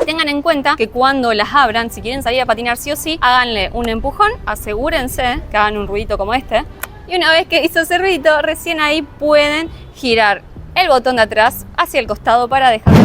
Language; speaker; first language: Spanish; native; Spanish